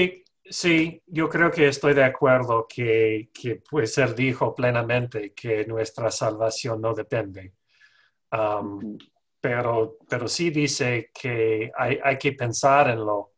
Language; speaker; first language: Spanish; non-native, fluent; English